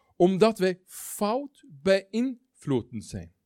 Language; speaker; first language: Dutch; non-native, learner; Norwegian